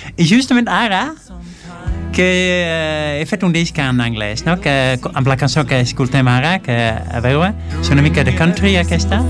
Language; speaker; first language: Catalan; non-native, fluent; Dutch